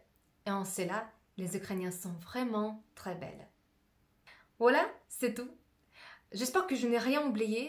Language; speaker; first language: French; non-native, fluent; Russian